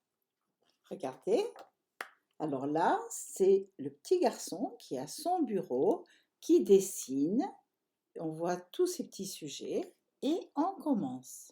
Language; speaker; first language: French; native; French